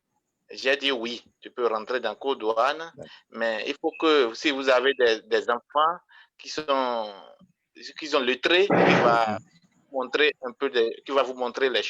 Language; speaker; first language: French; non-native, local second language; Fon